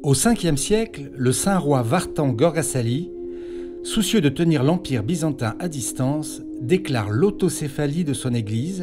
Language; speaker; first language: French; native; French